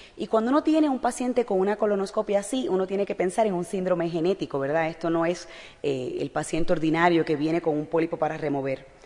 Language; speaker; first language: Spanish; native; Spanish